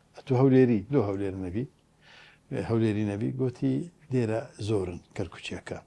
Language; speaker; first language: Central Kurdish; non-native, local second language; Turkish